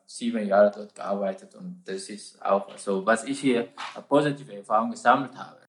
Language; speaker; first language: German; non-native, fluent; Tigrinya